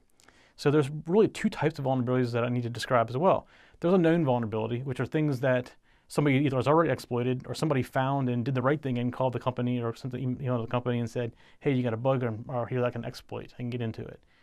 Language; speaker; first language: English; native; English